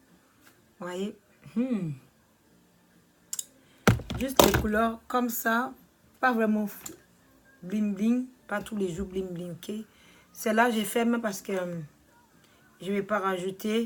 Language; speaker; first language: French; non-native, learner; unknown